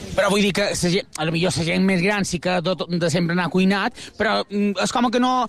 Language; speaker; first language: Catalan; native; Catalan